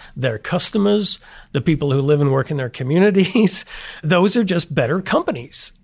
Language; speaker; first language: English; native; English